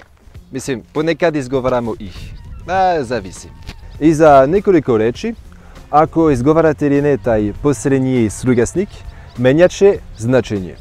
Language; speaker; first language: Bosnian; non-native, learner; French